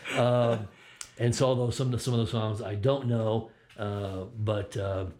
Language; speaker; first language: English; native; English